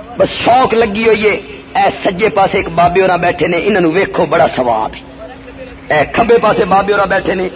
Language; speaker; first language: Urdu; non-native, local second language; Punjabi